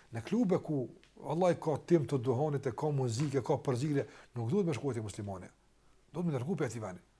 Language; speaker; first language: Albanian; native; Albanian